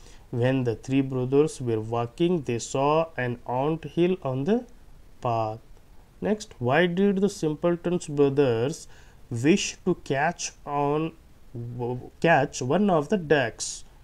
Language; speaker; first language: English; non-native, local second language; Urdu